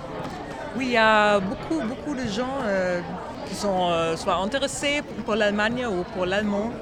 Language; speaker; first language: French; non-native, fluent; German